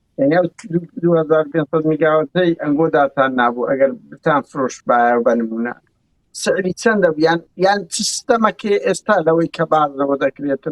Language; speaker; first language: Central Kurdish; non-native, local second language; Kurdish